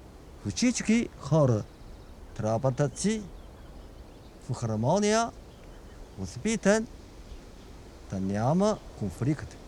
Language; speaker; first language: Bulgarian; non-native, learner; Chinese